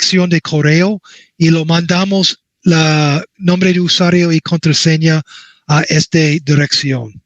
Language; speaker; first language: Spanish; non-native, learner; English